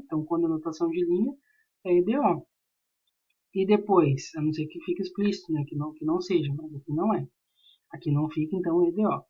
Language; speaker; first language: Portuguese; native; Portuguese